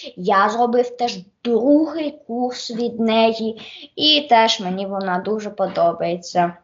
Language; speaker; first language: Ukrainian; early bilingual, heritage; Ukrainian